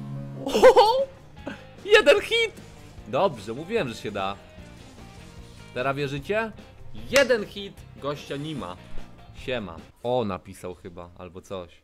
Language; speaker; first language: Polish; native; Polish